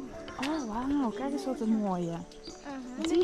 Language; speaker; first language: Dutch; native; Dutch